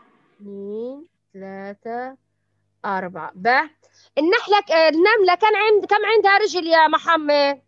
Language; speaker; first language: Arabic; native; Arabic